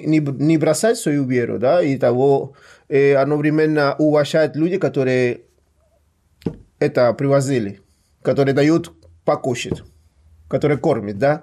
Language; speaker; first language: Russian; non-native, fluent; Spanish